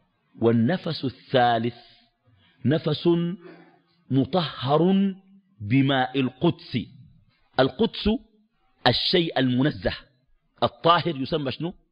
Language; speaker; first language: Arabic; native; Arabic